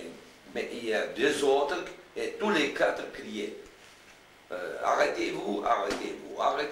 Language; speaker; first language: French; non-native, fluent; Romanian